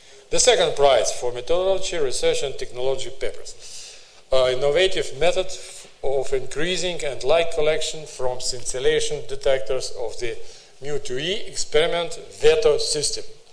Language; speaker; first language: English; non-native, fluent; Russian